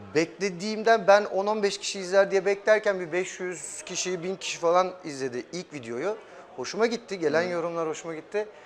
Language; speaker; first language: Turkish; early bilingual, heritage; German